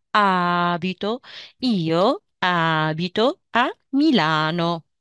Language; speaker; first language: Italian; non-native, fluent; Arabic